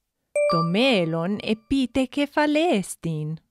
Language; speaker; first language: Greek; non-native, fluent; English